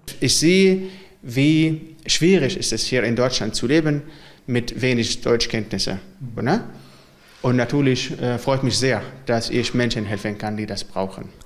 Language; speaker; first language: German; non-native, fluent; Arabic